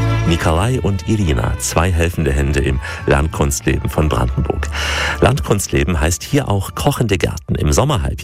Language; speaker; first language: German; native; German